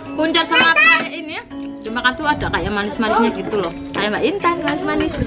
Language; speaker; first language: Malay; non-native, local second language; Javanese